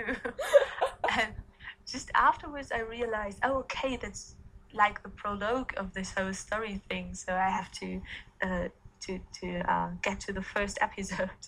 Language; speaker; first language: English; non-native, fluent; German